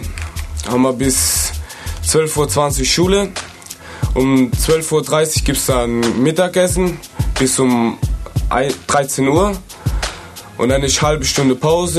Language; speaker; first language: German; native; German